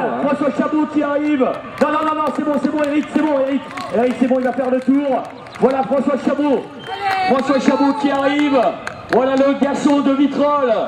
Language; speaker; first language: French; native; French